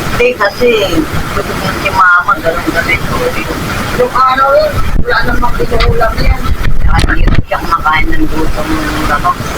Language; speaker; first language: Filipino; non-native, local second language; Pampanga